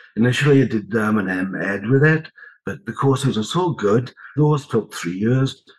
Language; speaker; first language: English; native; English